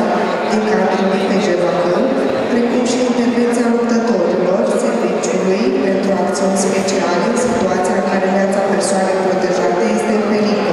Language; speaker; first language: Romanian; native; Romanian